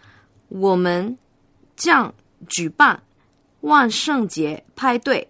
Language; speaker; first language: Chinese; non-native, local second language; Cantonese